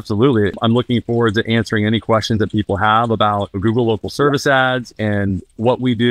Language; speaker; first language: English; native; English